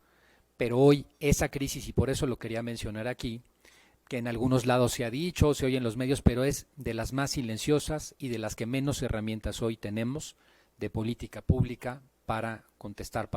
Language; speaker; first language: Spanish; native; Spanish